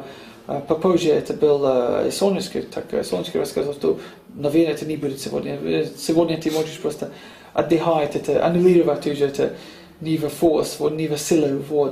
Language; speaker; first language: Russian; non-native, learner; English